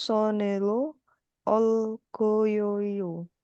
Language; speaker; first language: Korean; non-native, learner; Indonesian